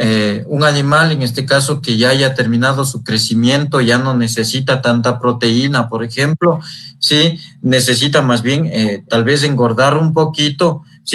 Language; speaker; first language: Spanish; native; Spanish